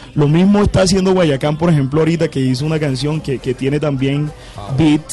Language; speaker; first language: Spanish; native; Spanish